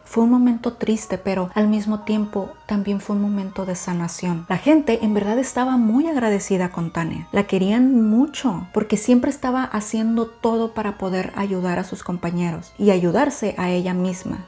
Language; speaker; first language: Spanish; native; Spanish